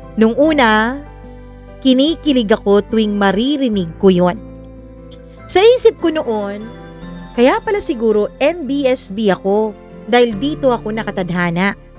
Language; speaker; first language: Filipino; non-native, local second language; Cebuano